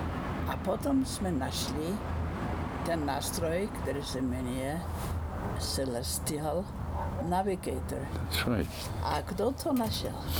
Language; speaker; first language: Czech; non-native, fluent; Icelandic